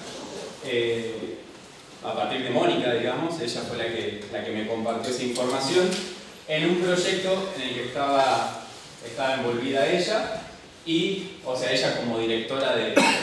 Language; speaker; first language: Spanish; native; Spanish